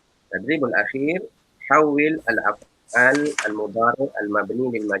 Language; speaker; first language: Arabic; non-native, fluent; Malay